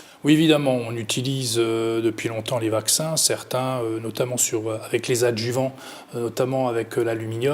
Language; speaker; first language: French; native; French